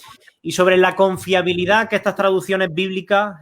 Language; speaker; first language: Spanish; native; Spanish